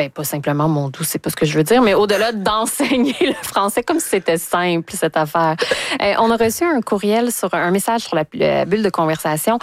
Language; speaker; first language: French; native; French